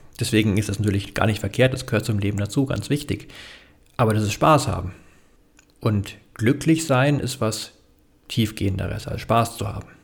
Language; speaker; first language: German; native; German